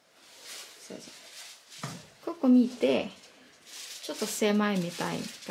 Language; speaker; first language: Japanese; non-native, learner; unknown